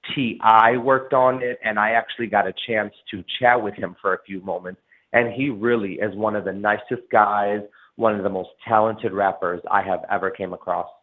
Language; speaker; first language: English; native; English